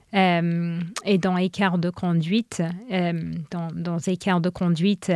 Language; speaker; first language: French; non-native, fluent; English